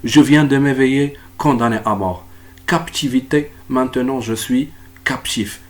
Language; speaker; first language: French; non-native, local second language; Arabic